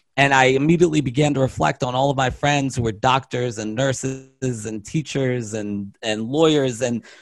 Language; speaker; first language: English; native; English